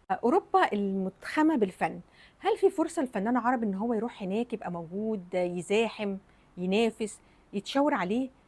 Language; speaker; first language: Egyptian Arabic; native; Egyptian Arabic